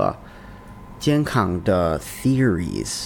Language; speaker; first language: Chinese; non-native, learner; English